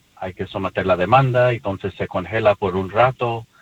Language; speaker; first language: Spanish; early bilingual, heritage; Spanish